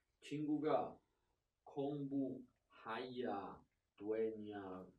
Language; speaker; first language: Korean; non-native, learner; English